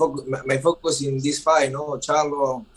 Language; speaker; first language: English; non-native, learner; Spanish